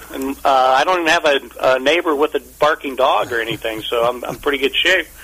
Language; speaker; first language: English; native; English